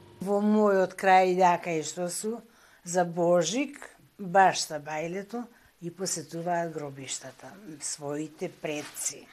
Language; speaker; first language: Macedonian; early bilingual, heritage; Macedonian